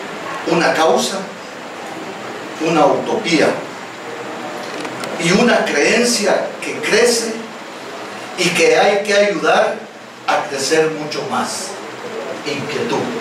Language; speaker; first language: Spanish; native; Spanish